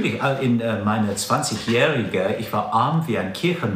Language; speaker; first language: German; non-native, fluent; English